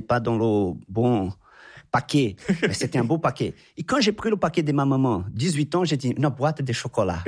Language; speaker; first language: French; non-native, fluent; Portuguese